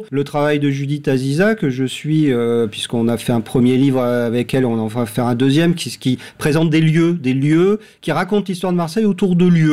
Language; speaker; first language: French; native; French